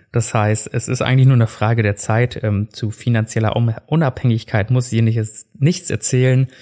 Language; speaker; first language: German; early bilingual, other home language; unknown